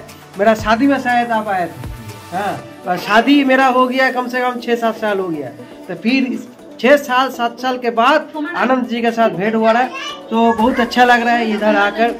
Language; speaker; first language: Hindi; non-native, local second language; Bangla